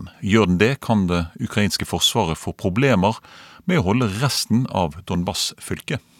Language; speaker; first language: Norwegian; native; Norwegian